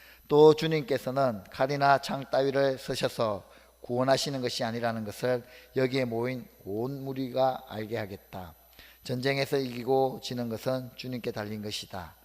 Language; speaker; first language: Korean; native; Korean